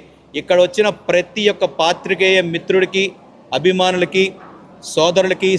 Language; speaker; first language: Telugu; native; Telugu